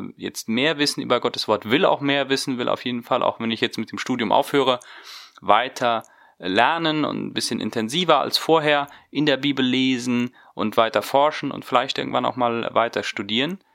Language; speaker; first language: German; early bilingual, heritage; Spanish